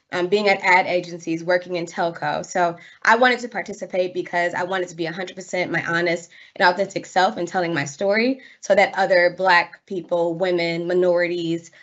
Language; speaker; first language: English; native; English